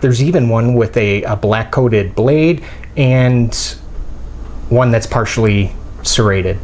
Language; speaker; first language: English; native; English